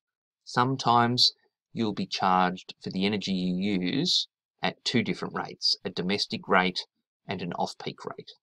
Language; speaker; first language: English; native; English